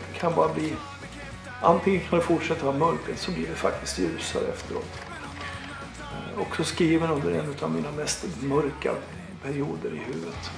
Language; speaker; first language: Swedish; native; Swedish